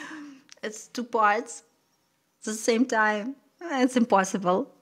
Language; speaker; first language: English; non-native, learner; Russian